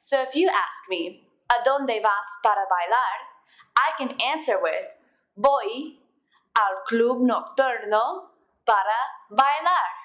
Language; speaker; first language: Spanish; non-native, fluent; English